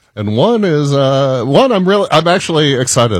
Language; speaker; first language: English; native; English